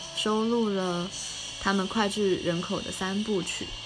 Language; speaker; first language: Chinese; non-native, local second language; Min Nan Chinese